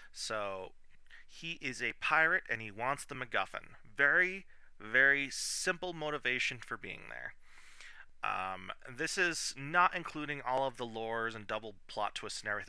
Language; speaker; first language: English; native; English